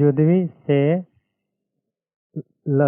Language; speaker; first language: French; non-native, learner; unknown